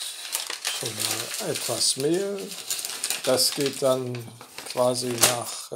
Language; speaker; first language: German; native; German